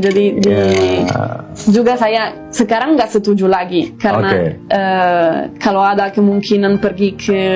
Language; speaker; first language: Indonesian; non-native, fluent; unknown